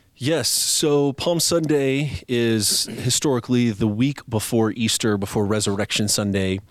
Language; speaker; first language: English; native; English